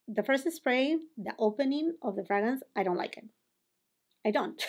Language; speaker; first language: English; non-native, fluent; Spanish